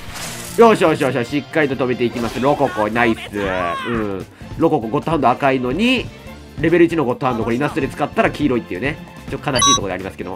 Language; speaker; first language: Japanese; native; Japanese